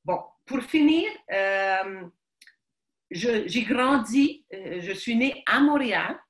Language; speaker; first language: French; early bilingual, other home language; Ukrainian